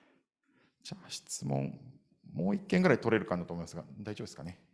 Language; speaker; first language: Japanese; native; Japanese